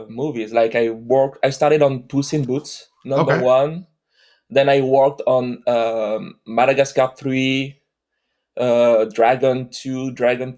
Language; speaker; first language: English; non-native, fluent; French